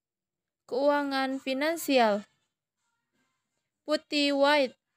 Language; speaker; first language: Indonesian; native; Indonesian